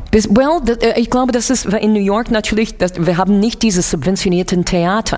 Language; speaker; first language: German; non-native, fluent; English